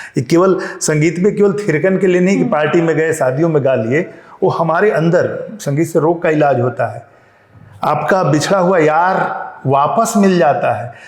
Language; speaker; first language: Hindi; non-native, local second language; Bhojpuri